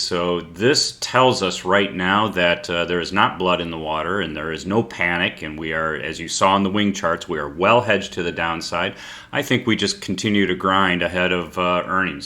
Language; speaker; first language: English; native; English